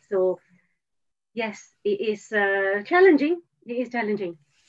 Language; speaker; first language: English; non-native, local second language; Malay